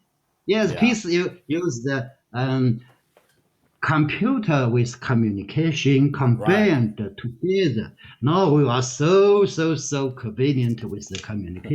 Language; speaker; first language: English; non-native, learner; Chinese